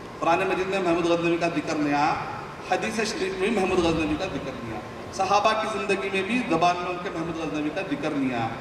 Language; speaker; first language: Urdu; native; Urdu